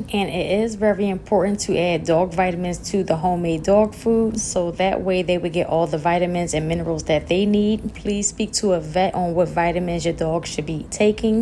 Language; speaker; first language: English; native; English